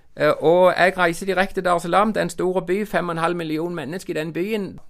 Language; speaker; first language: Norwegian; native; Norwegian